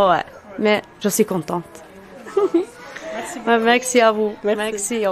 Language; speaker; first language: French; non-native, learner; Albanian